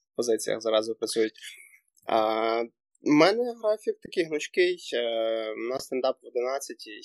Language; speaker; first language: Ukrainian; native; Ukrainian